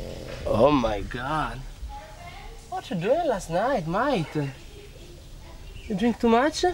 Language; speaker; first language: English; non-native, learner; Italian